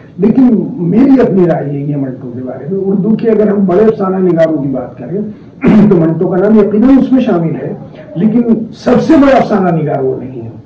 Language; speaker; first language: Urdu; native; Urdu